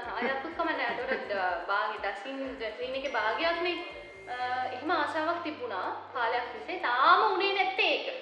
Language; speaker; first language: Sinhala; non-native, local second language; Tamil